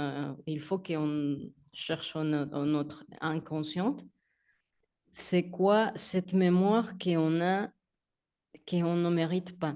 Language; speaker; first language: French; non-native, learner; Spanish